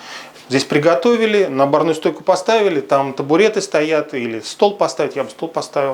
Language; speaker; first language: Russian; native; Russian